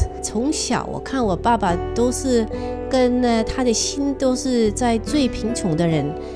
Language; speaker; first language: Chinese; non-native, local second language; Norwegian